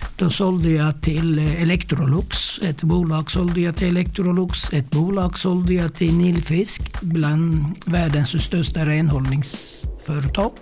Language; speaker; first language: Swedish; non-native, fluent; Turkish